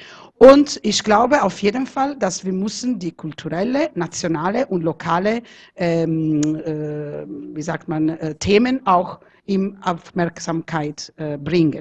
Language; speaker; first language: German; non-native, fluent; Italian